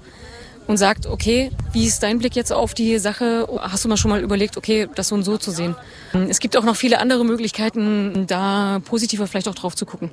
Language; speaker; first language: German; native; German